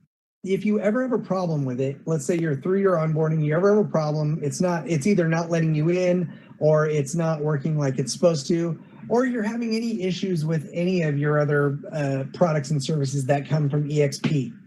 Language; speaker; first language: English; native; English